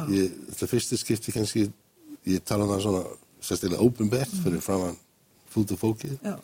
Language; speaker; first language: Icelandic; non-native, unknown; English